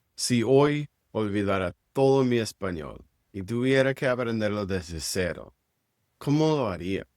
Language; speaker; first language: Spanish; non-native, fluent; English